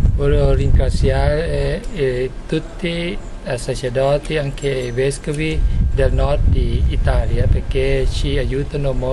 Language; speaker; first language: Italian; non-native, learner; Thai